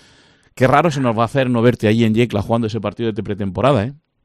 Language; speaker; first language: Spanish; native; Spanish